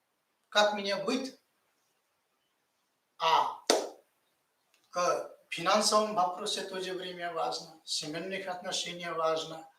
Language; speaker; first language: Russian; non-native, fluent; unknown